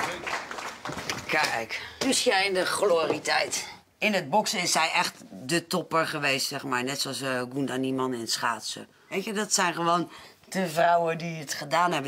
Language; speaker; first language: Dutch; native; Dutch